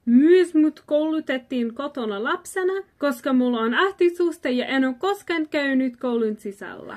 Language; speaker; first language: Finnish; non-native, learner; English